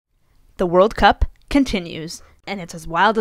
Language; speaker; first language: English; native; English